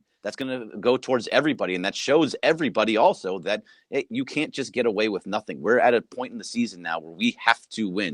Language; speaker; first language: English; native; English